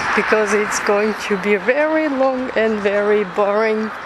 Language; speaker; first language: English; non-native, fluent; French